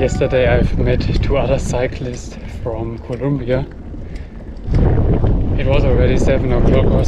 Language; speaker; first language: English; non-native, fluent; German